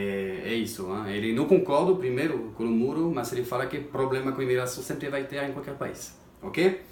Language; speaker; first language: Portuguese; non-native, fluent; French